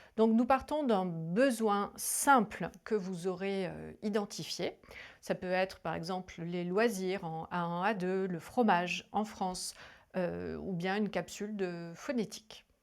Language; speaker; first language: French; native; French